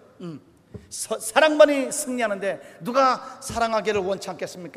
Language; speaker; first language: Korean; native; Korean